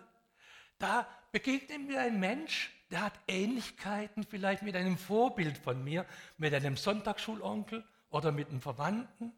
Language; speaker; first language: German; native; German